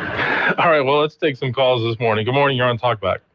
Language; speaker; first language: English; native; English